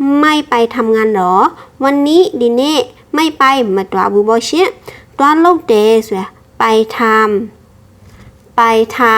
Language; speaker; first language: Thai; non-native, fluent; Burmese